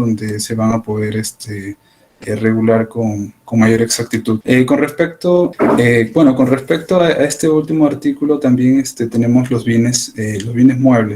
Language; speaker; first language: Spanish; native; Spanish